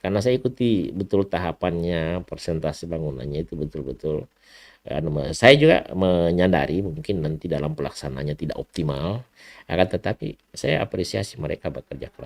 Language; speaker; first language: Indonesian; native; Indonesian